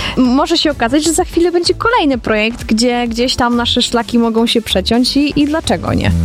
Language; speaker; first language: Polish; native; Polish